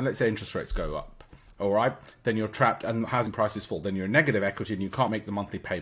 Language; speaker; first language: English; native; English